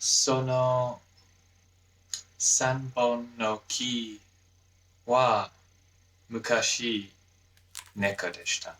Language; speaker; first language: Japanese; non-native, learner; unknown